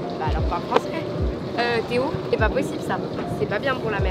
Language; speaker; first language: French; native; French